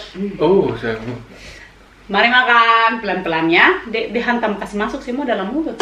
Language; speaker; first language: Indonesian; native; Indonesian